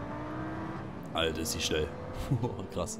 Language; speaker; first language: German; native; German